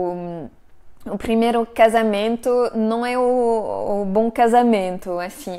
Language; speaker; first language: Portuguese; non-native, fluent; French